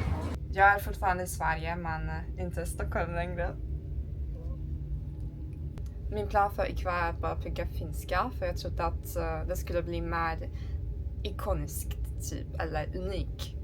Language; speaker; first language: Swedish; non-native, learner; Turkish